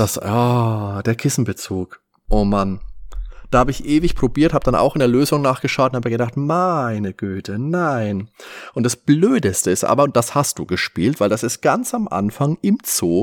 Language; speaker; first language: German; native; German